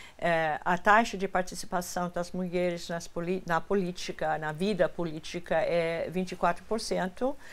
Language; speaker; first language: Portuguese; non-native, fluent; English